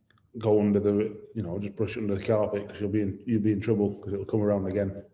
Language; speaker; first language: English; native; English